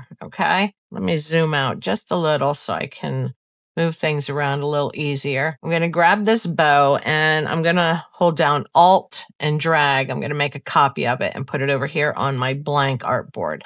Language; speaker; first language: English; native; English